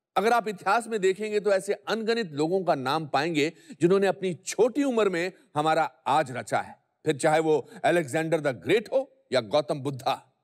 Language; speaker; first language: Hindi; native; Hindi